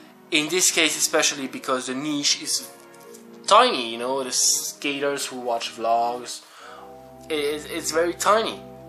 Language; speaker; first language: English; non-native, fluent; French